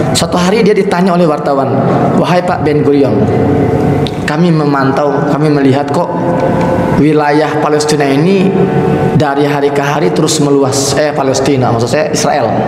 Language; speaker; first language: Indonesian; native; Indonesian